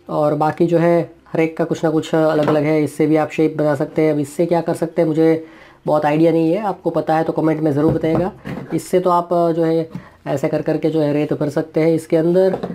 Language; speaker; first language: Hindi; non-native, local second language; Gujarati